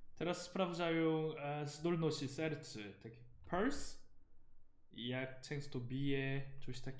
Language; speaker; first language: Polish; non-native, learner; Korean